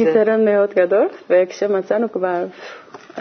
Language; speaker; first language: Hebrew; non-native, learner; Korean